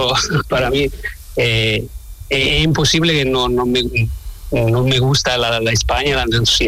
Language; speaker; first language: Spanish; non-native, learner; Italian